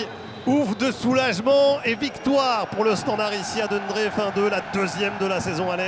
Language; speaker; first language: French; native; French